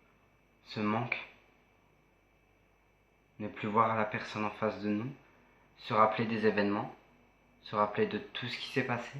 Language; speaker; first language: French; native; French